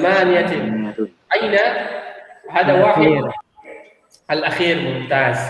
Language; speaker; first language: Arabic; non-native, fluent; Indonesian